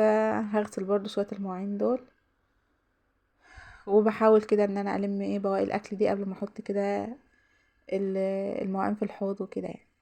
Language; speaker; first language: Arabic; native; Arabic